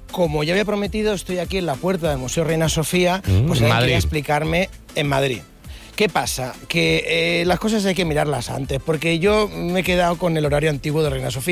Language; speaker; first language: Spanish; native; Spanish